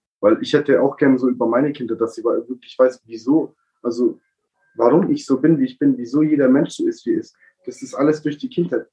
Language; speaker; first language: German; early bilingual, other home language; Italian